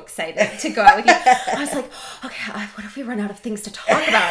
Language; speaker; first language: English; native; English